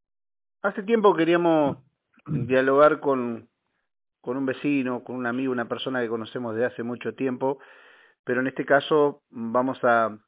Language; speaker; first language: Spanish; native; Spanish